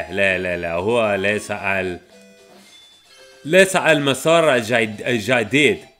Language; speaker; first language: Arabic; non-native, learner; English